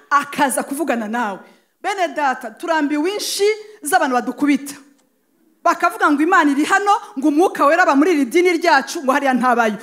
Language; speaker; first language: Kinyarwanda; native; Kinyarwanda